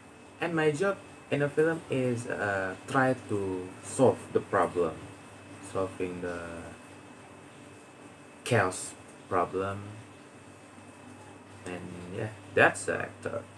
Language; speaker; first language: English; non-native, learner; Indonesian